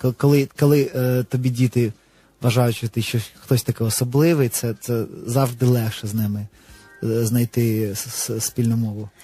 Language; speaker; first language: Ukrainian; non-native, local second language; Russian